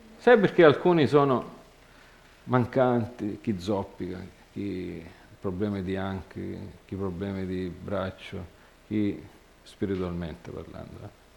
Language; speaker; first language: Italian; non-native, fluent; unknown